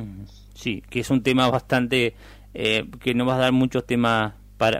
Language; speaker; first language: Spanish; native; Spanish